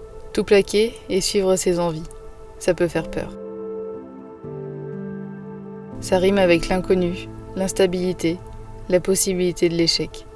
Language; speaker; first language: French; native; French